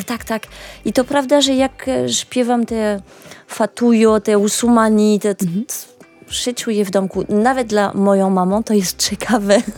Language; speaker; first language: Polish; non-native, learner; French